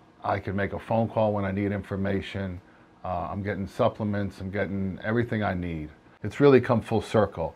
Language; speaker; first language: English; native; English